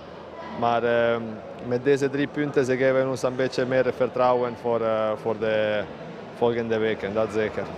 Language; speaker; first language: Dutch; non-native, learner; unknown